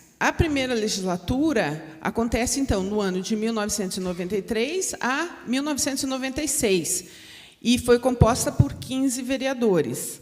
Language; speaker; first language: Portuguese; native; Portuguese